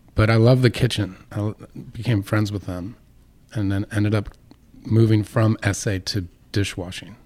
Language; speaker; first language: English; native; English